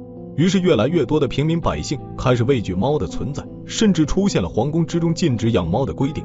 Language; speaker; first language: Chinese; native; Chinese